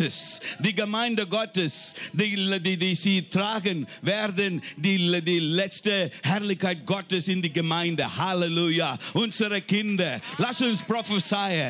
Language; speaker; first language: German; non-native, learner; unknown